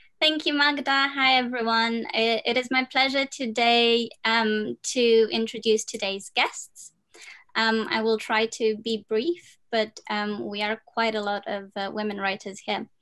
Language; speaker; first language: English; non-native, fluent; Romanian